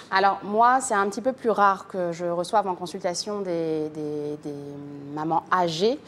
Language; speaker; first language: French; native; French